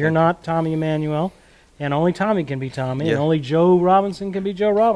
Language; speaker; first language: English; native; English